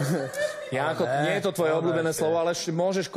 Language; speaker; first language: Slovak; native; Slovak